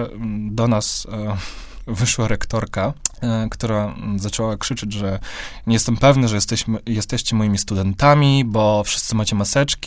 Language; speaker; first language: Polish; non-native, fluent; Russian